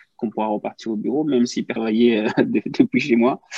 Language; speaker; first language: French; non-native, local second language; Kinyarwanda